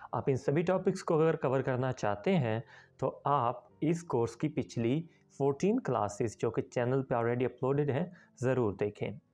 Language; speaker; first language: Urdu; native; Urdu